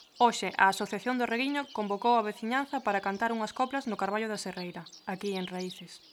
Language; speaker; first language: Galician; early bilingual, heritage; Galician